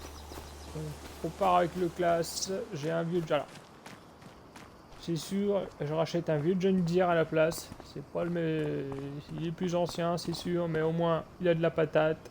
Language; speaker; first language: French; native; French